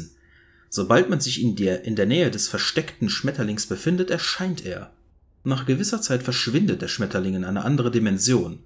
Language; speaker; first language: German; native; German